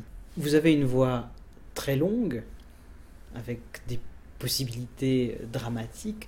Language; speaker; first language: French; native; French